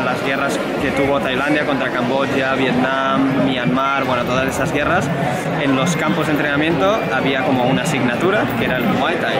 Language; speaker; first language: Spanish; non-native, local second language; Catalan